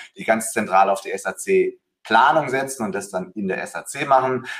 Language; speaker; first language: German; native; German